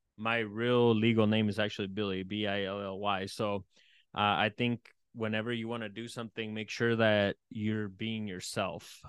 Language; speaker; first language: English; early bilingual, other home language; Spanish